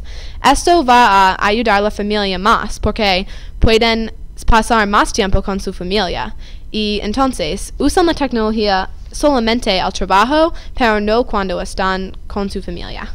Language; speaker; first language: Spanish; non-native, learner; English